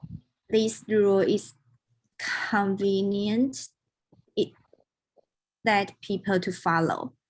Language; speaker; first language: English; non-native, learner; Chinese